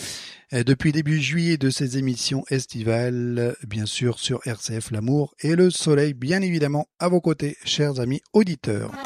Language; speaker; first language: French; native; French